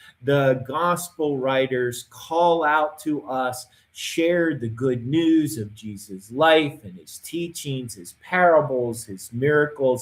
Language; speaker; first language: English; native; English